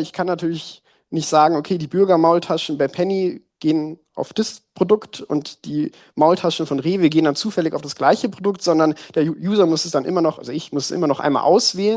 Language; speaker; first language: German; native; German